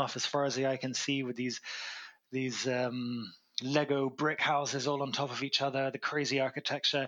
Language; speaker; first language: English; native; English